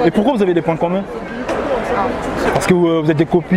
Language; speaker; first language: French; native; French